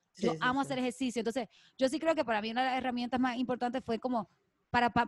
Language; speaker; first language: Spanish; native; Spanish